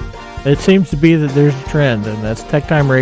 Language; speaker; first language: English; native; English